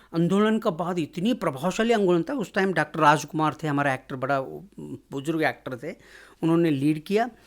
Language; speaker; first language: Hindi; non-native, local second language; Kannada